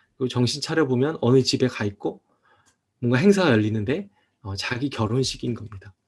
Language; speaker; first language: Korean; native; Korean